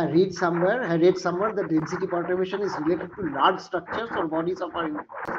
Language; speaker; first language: English; non-native, local second language; Bangla